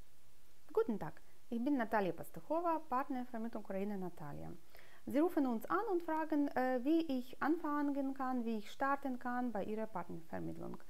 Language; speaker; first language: German; non-native, fluent; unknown